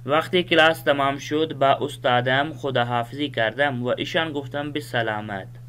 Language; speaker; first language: Persian; non-native, fluent; Urdu